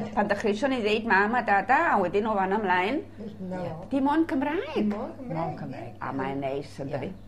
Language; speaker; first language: Welsh; early bilingual, heritage; Welsh